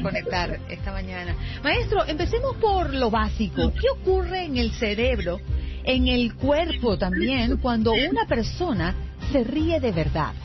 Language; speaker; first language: Spanish; native; Spanish